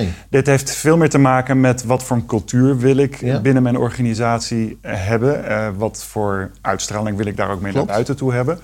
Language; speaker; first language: Dutch; native; Dutch